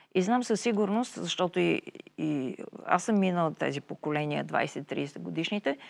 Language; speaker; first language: Bulgarian; native; Bulgarian